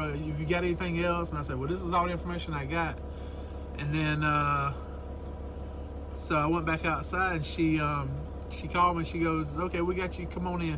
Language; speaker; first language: English; native; English